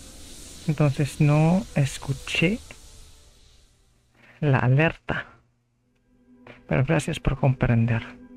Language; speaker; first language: Spanish; non-native, fluent; Filipino